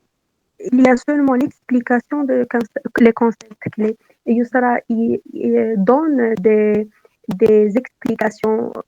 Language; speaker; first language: French; non-native, learner; Arabic